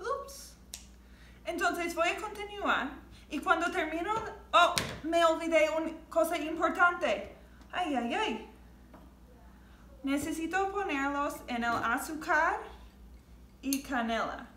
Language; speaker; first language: Spanish; non-native, learner; English